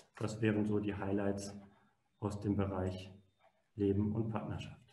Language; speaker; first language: German; native; German